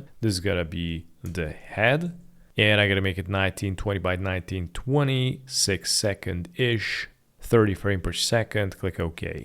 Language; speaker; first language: English; non-native, fluent; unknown